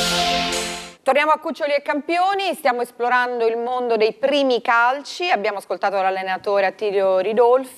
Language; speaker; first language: Italian; native; Italian